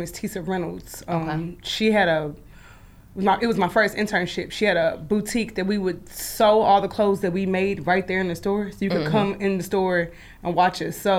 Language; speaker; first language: English; native; English